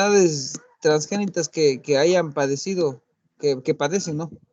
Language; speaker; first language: Spanish; native; Spanish